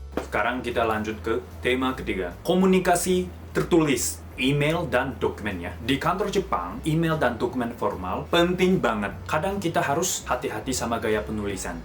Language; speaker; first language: Indonesian; native; Indonesian